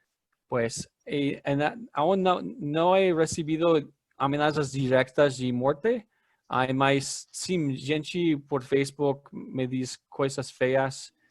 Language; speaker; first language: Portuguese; non-native, learner; English